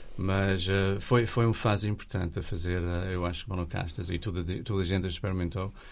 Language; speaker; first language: Portuguese; non-native, fluent; English